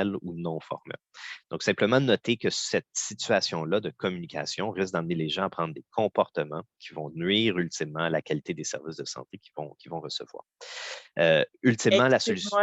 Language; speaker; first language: French; native; French